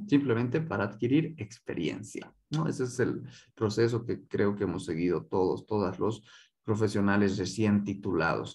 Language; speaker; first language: Spanish; native; Spanish